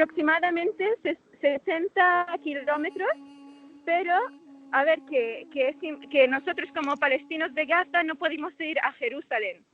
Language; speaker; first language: Spanish; non-native, fluent; Arabic